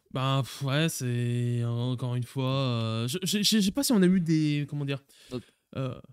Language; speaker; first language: French; native; French